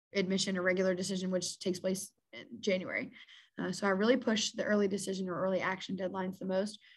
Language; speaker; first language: English; native; English